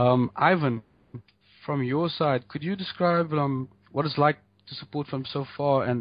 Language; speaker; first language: English; native; English